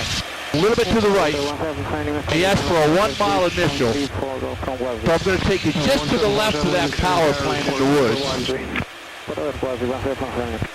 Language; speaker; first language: English; native; English